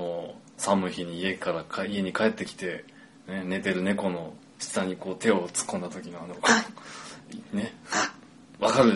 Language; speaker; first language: Japanese; native; Japanese